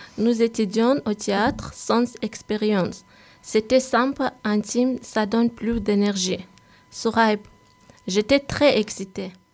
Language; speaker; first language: French; non-native, learner; Chechen